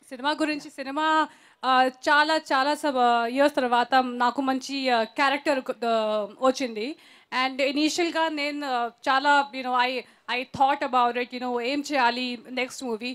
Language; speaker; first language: Telugu; non-native, learner; Hindi